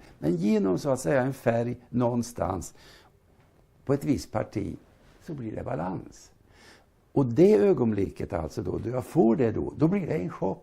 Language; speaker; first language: Swedish; native; Swedish